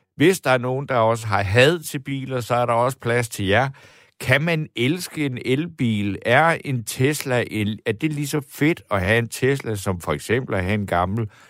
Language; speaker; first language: Danish; native; Danish